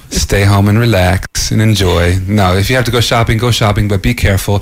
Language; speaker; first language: English; native; English